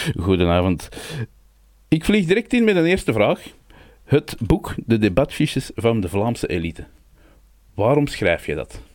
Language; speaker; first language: Dutch; native; Dutch